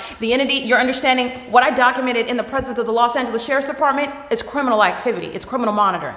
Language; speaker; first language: English; native; English